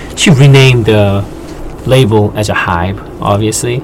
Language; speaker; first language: English; non-native, fluent; Korean